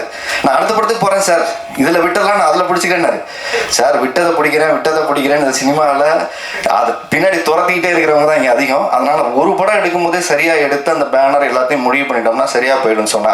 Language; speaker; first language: Tamil; native; Tamil